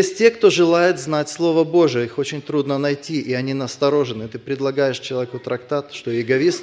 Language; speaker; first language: Russian; native; Russian